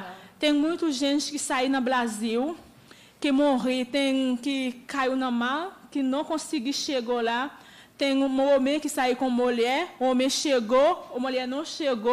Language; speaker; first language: Portuguese; non-native, learner; Haitian Creole